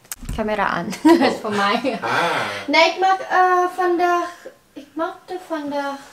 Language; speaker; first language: Dutch; non-native, learner; Indonesian